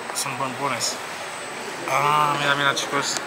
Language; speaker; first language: Spanish; non-native, learner; Haitian Creole